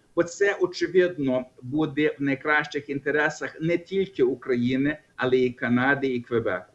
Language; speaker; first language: Ukrainian; early bilingual, heritage; Ukrainian